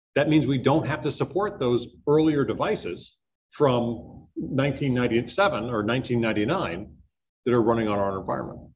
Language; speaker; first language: English; native; English